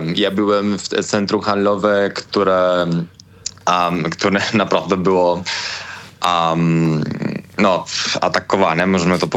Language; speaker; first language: Polish; non-native, learner; Spanish